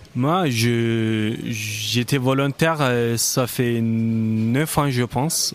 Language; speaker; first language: French; non-native, fluent; Turkish